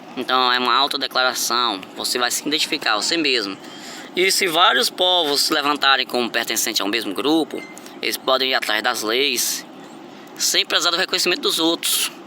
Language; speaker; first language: Portuguese; native; Portuguese